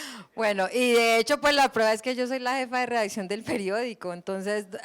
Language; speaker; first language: Spanish; native; Spanish